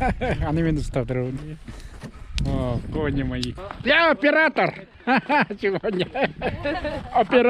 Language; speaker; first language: Russian; non-native, local second language; Yakut